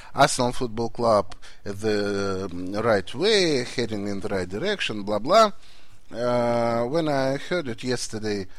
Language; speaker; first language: English; non-native, fluent; Russian